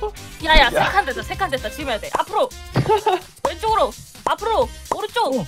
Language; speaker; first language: Korean; native; Korean